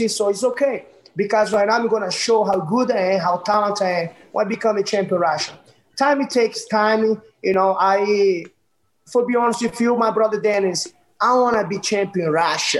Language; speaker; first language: English; non-native, learner; Portuguese